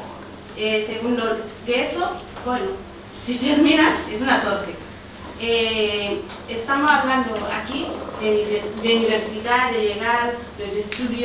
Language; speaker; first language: Spanish; non-native, learner; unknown